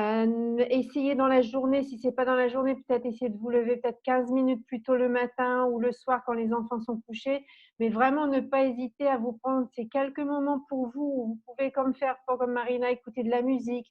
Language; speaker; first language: French; native; French